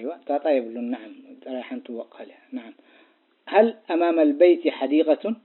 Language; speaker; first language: Arabic; non-native, fluent; Tigrinya